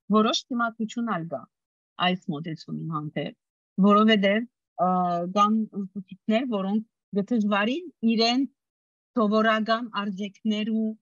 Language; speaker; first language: Armenian; early bilingual, heritage; Armenian